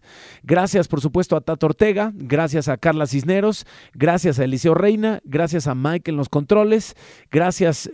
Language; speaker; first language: Spanish; native; Spanish